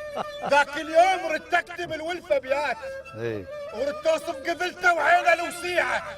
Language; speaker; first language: Arabic; native; Arabic